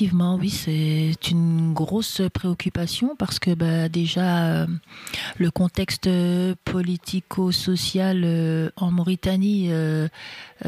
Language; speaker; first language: French; native; French